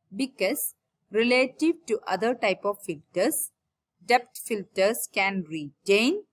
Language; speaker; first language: English; non-native, local second language; Malayalam